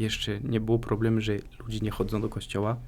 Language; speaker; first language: Polish; non-native, fluent; French